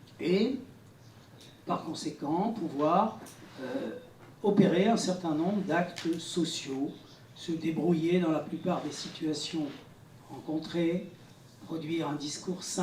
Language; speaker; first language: French; native; French